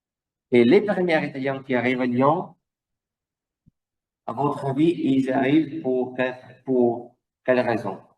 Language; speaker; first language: French; non-native, fluent; Italian